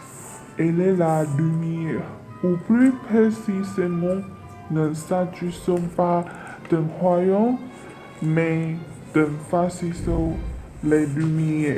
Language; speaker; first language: French; non-native, learner; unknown